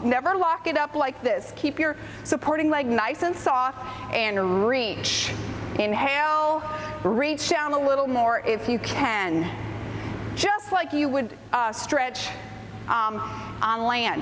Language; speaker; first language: English; native; English